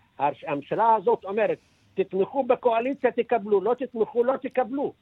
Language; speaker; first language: Hebrew; non-native, local second language; Arabic